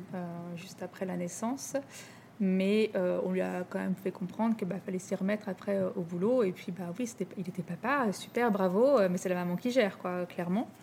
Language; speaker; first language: French; native; French